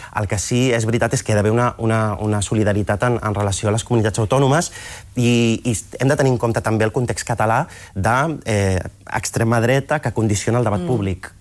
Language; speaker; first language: Catalan; early bilingual, other home language; Arabic